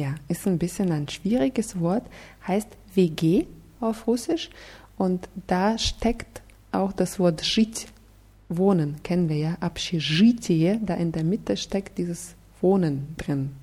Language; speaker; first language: German; non-native, fluent; Russian